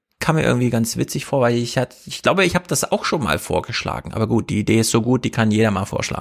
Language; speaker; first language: German; native; German